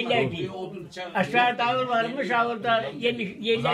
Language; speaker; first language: Turkish; native; Turkish